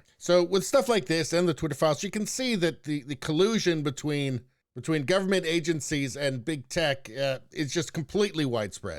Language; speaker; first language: English; native; English